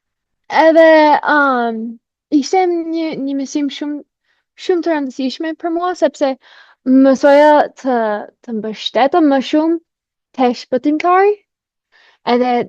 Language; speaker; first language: Albanian; non-native, fluent; English